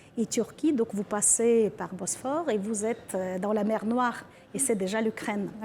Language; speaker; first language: French; non-native, fluent; Ukrainian